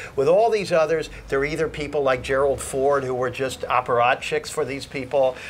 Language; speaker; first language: English; native; English